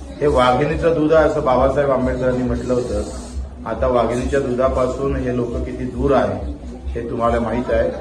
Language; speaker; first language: Marathi; native; Marathi